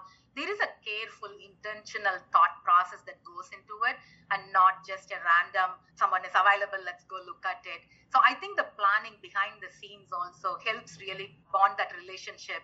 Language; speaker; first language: English; non-native, local second language; Tamil